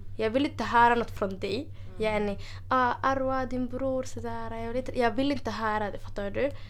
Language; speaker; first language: Swedish; early bilingual, other home language; Arabic